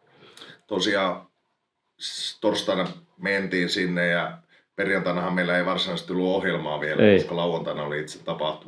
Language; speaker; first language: Finnish; native; Finnish